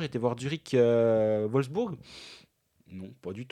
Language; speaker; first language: French; native; French